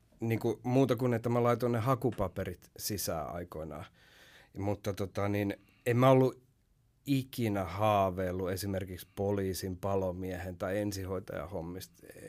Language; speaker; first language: Finnish; early bilingual, heritage; Finnish